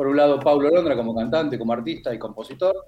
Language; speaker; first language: Spanish; native; Spanish